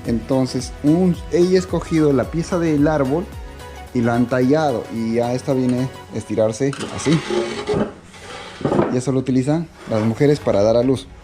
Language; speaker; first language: Spanish; native; Spanish